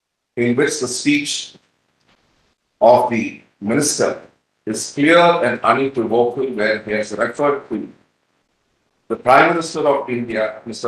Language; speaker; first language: English; non-native, local second language; Hindi